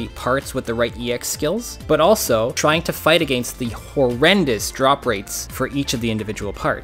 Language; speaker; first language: English; native; English